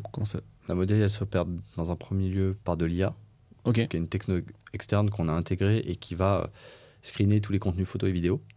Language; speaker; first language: French; native; French